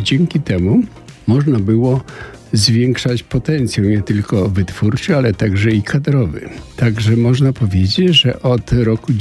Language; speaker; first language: Polish; native; Polish